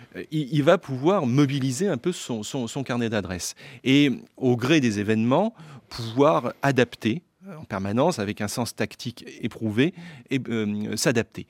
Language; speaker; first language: French; native; French